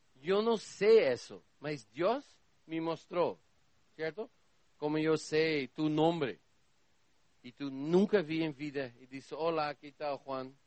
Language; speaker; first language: Spanish; non-native, learner; Portuguese